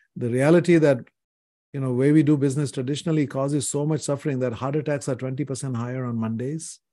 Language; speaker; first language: English; non-native, local second language; Hindi